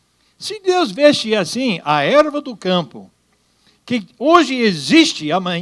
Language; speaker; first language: Portuguese; non-native, fluent; English